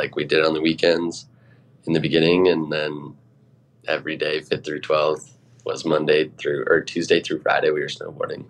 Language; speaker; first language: English; native; English